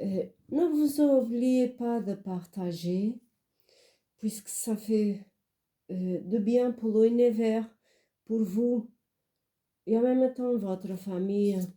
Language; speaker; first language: French; non-native, fluent; Portuguese